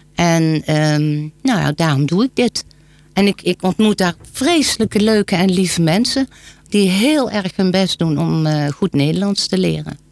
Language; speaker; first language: Dutch; native; Dutch